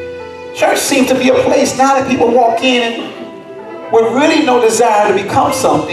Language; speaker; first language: English; native; English